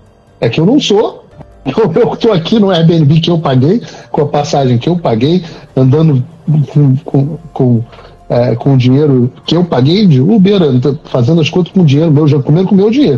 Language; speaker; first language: Portuguese; native; Portuguese